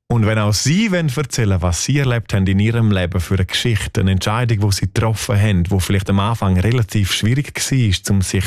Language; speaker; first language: German; native; German